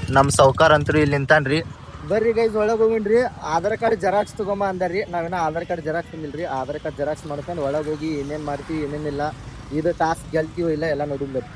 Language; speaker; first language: Kannada; native; Kannada